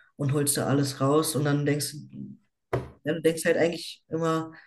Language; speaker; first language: German; native; German